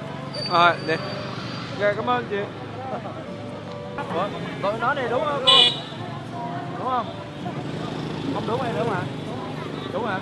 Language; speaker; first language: Vietnamese; early bilingual, heritage; Vietnamese